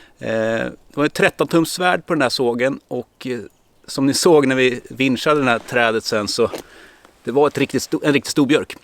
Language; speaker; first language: Swedish; native; Swedish